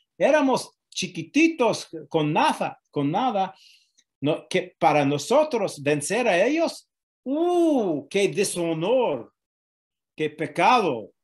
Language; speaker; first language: Spanish; non-native, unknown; English